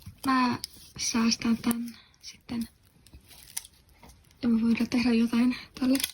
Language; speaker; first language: Finnish; non-native, learner; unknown